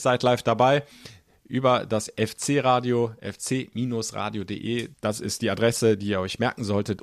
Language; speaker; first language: German; native; German